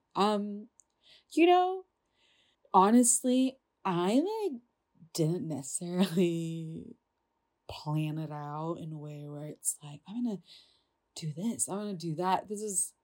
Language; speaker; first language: English; non-native, fluent; Indonesian